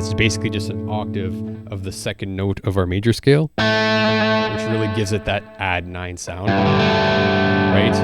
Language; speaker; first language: English; native; English